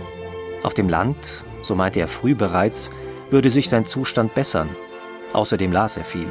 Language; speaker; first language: German; native; German